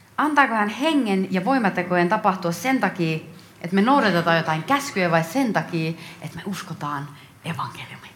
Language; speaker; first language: Finnish; native; Finnish